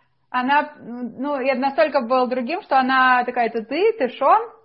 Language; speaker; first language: Russian; native; Russian